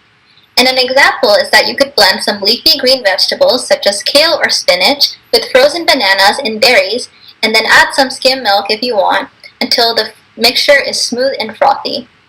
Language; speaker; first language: English; native; English